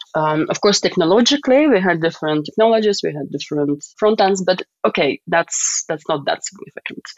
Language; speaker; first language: English; non-native, fluent; Russian